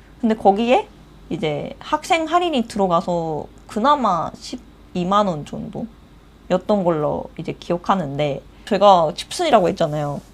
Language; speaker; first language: Korean; non-native, fluent; Japanese